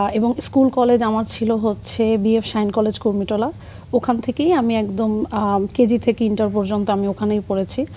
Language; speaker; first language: Bangla; native; Bangla